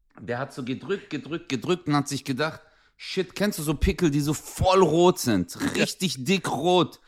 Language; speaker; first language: German; early bilingual, other home language; Turkish